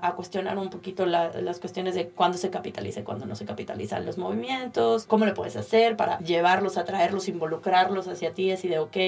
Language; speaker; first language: Spanish; native; Spanish